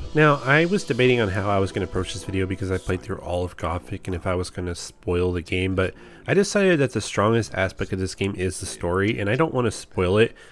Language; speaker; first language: English; native; English